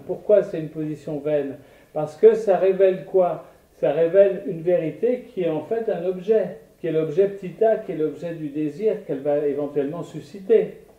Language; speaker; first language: French; native; French